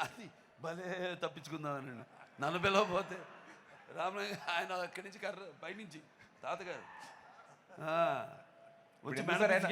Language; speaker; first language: Telugu; native; Telugu